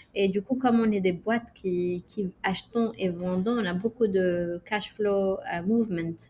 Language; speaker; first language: French; non-native, local second language; Arabic